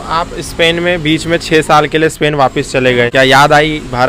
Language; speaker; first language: Hindi; native; Hindi